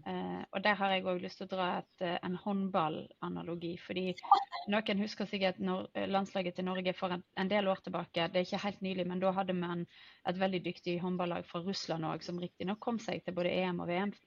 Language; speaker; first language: Norwegian; native; Norwegian